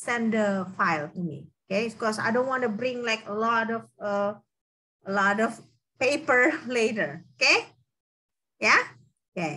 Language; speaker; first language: English; non-native, fluent; Indonesian